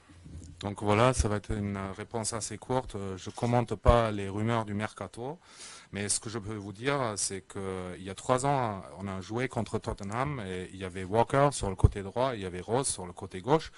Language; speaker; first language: French; native; French